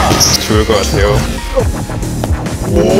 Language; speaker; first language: Korean; early bilingual, heritage; English